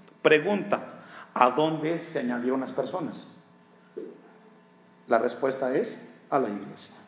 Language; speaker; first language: Spanish; native; Spanish